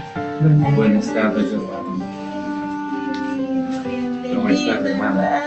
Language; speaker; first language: Spanish; non-native, learner; Filipino